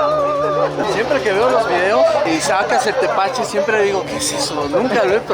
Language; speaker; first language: Spanish; native; Spanish